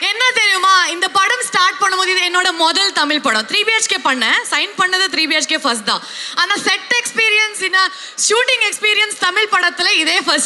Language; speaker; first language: Tamil; non-native, learner; Kannada